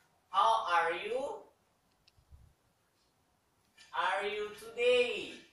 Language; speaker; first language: English; non-native, learner; Indonesian